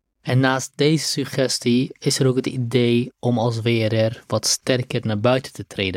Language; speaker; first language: Dutch; native; Dutch